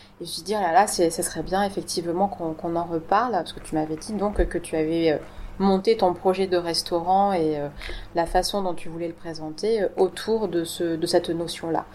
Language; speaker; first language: French; native; French